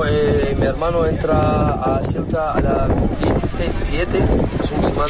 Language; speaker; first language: Spanish; non-native, learner; Arabic